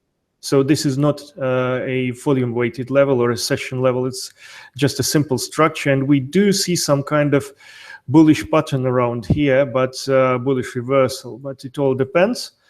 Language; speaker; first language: English; non-native, fluent; Russian